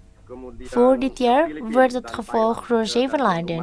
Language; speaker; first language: Dutch; non-native, fluent; Indonesian